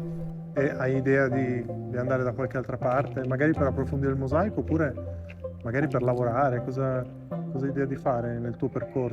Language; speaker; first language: Italian; native; Italian